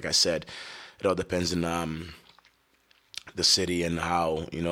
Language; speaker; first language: English; early bilingual, other home language; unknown